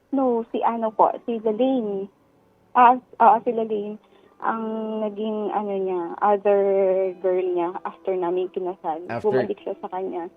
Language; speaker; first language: Filipino; native; Filipino